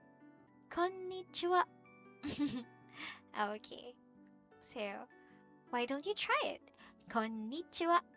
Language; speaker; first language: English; non-native, local second language; Filipino